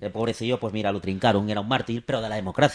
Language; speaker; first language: Spanish; native; Spanish